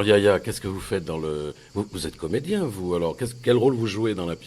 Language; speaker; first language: French; native; French